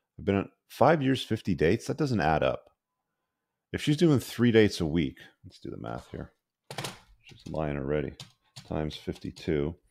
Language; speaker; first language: English; native; English